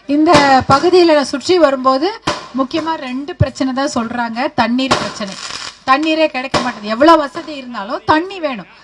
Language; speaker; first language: Tamil; native; Tamil